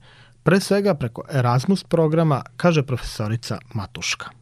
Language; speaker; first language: Croatian; native; Croatian